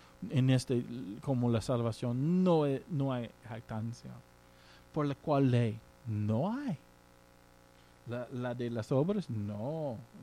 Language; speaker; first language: Spanish; non-native, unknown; English